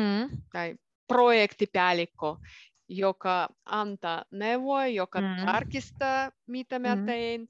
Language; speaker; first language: Finnish; non-native, learner; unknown